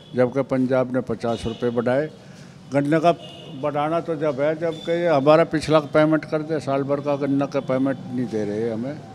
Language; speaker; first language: Hindi; native; Hindi